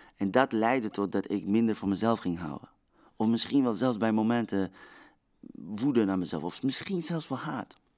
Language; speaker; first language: Dutch; early bilingual, other home language; Persian